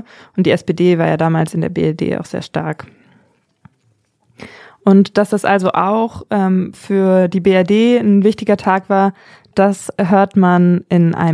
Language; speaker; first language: German; native; German